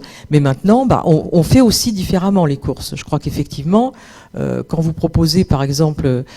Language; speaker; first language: French; native; French